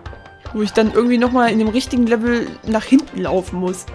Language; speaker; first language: German; native; German